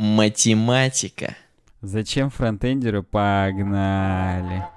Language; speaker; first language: Russian; native; Russian